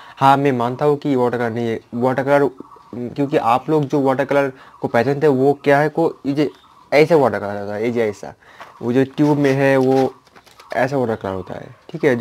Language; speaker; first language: Hindi; non-native, local second language; Bangla